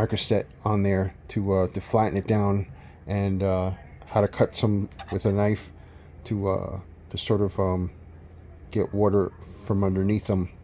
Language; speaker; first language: English; native; English